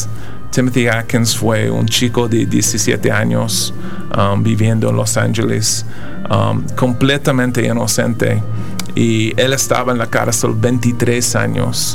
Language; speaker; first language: Spanish; non-native, fluent; English